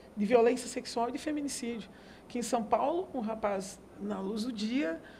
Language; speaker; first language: Portuguese; native; Portuguese